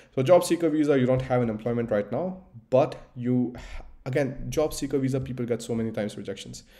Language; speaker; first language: English; non-native, local second language; Hindi